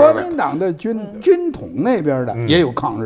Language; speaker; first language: Chinese; native; Chinese